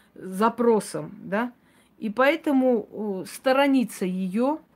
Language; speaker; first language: Russian; non-native, local second language; Armenian